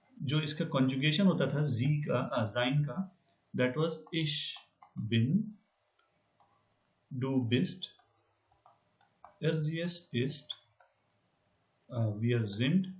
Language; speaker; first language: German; non-native, learner; Hindi